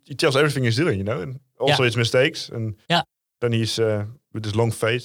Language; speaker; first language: English; non-native, fluent; Dutch